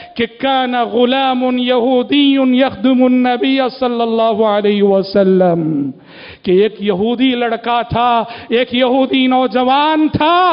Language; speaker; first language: Urdu; native; Urdu